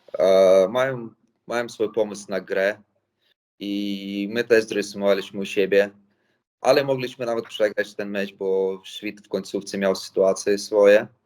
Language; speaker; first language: Polish; non-native, fluent; Latvian